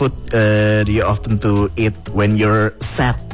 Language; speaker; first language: English; non-native, fluent; Indonesian